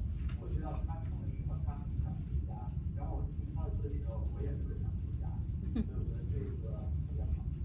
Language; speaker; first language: Chinese; non-native, learner; English